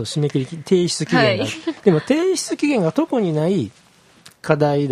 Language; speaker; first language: Japanese; native; Japanese